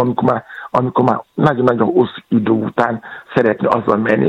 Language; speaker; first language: Hungarian; non-native, fluent; Yoruba